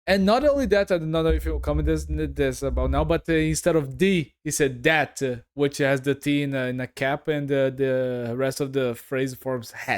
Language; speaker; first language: English; non-native, fluent; Portuguese